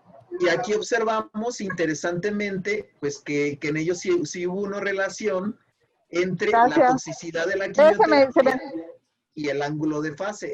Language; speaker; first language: Spanish; native; Spanish